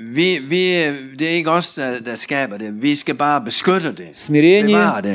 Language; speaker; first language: Danish; non-native, learner; Russian